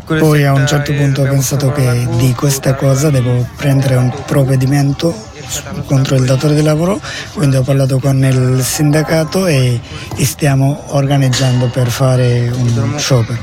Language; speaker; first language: Italian; non-native, learner; Bangla